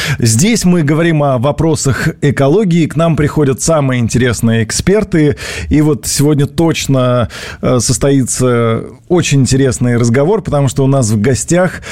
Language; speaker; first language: Russian; native; Russian